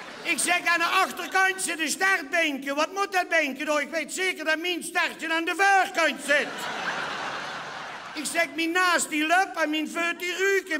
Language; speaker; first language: Dutch; non-native, local second language; Limburgish